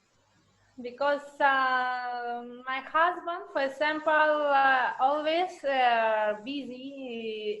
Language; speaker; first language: English; non-native, learner; Russian